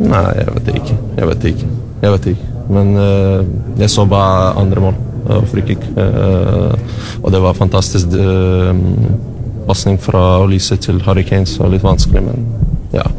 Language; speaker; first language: Norwegian; non-native, learner; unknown